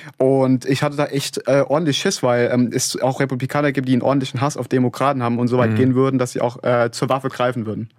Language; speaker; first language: German; native; German